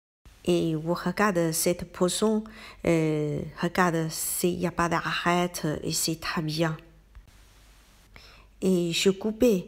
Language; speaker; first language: French; non-native, learner; Chinese